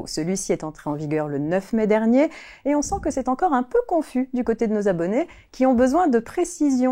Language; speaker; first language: French; native; French